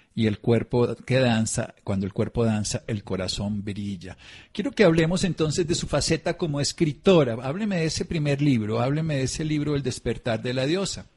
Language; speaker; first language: Spanish; native; Spanish